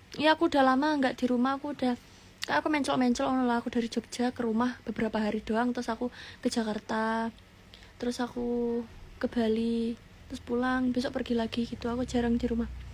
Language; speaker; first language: Indonesian; non-native, local second language; Javanese